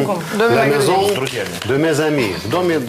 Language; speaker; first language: French; non-native, fluent; Russian